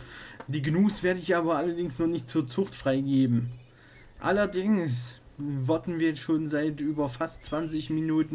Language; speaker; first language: German; native; German